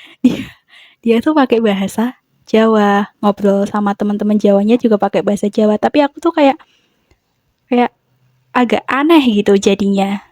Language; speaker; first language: Indonesian; non-native, local second language; Javanese